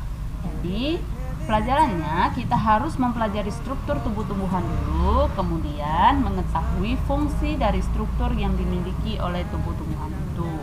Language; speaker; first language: Indonesian; native; Indonesian